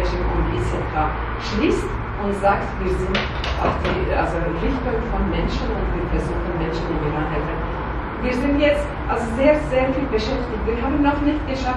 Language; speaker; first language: German; non-native, learner; Persian